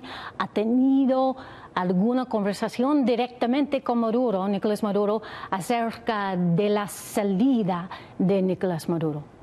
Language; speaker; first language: Spanish; non-native, learner; English